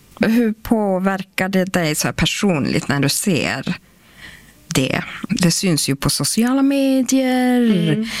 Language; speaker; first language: Swedish; non-native, local second language; Northern Sami